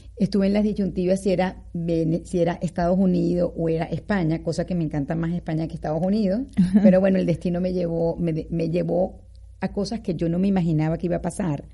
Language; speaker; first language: Spanish; native; Spanish